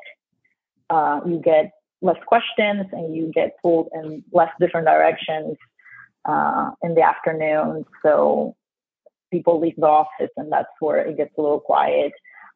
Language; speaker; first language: English; non-native, fluent; Spanish